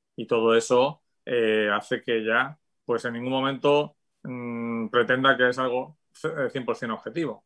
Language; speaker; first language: Spanish; native; Spanish